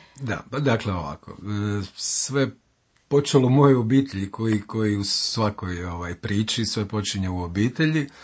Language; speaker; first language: Croatian; native; Croatian